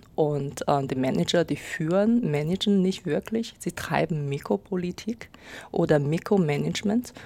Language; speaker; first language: German; non-native, fluent; Chinese